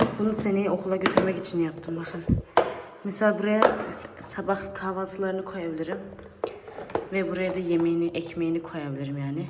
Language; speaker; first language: Turkish; early bilingual, heritage; Turkish